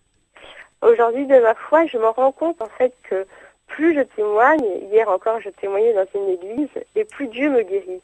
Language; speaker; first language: French; native; French